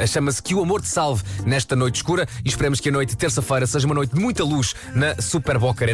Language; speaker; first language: Portuguese; native; Portuguese